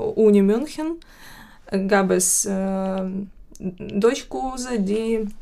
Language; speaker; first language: German; non-native, fluent; Ukrainian